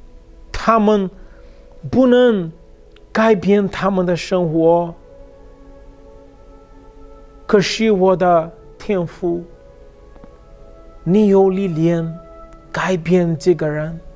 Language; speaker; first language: Chinese; non-native, fluent; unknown